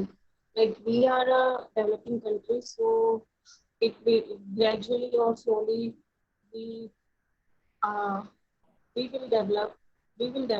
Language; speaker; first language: English; non-native, learner; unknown